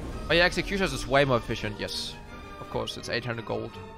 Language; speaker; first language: English; non-native, fluent; German